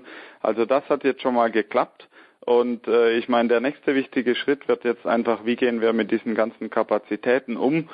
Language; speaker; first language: German; native; German